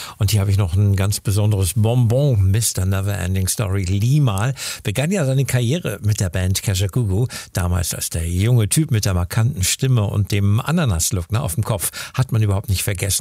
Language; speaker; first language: German; native; German